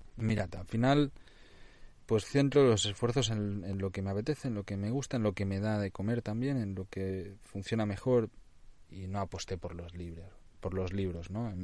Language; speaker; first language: Spanish; non-native, local second language; Catalan